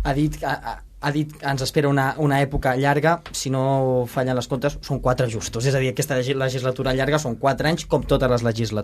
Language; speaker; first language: Catalan; native; Catalan